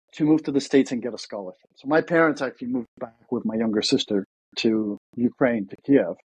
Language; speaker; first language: English; early bilingual, other home language; Russian